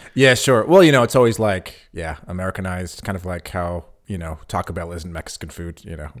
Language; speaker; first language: English; native; English